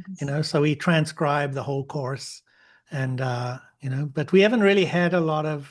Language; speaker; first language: English; native; English